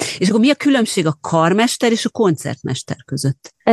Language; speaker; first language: Hungarian; native; Hungarian